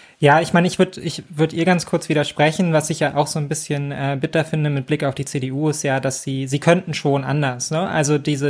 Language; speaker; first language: German; native; German